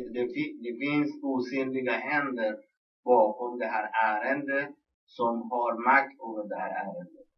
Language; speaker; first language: Swedish; non-native, local second language; Persian